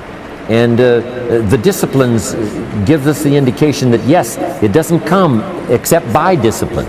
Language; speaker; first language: English; native; English